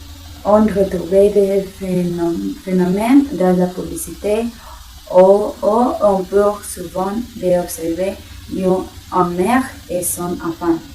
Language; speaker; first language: French; non-native, learner; Spanish